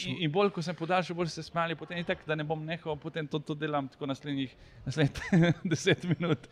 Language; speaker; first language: Slovenian; early bilingual, other home language; Serbian